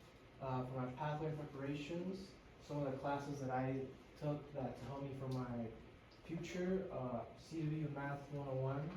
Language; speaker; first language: English; early bilingual, other home language; Spanish